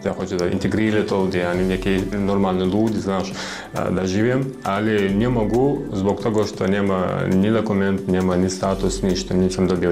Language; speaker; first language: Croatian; non-native, learner; Chechen